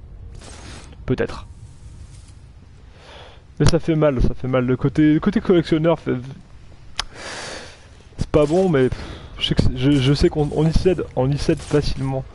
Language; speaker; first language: French; native; French